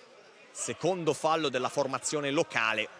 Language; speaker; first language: Italian; native; Italian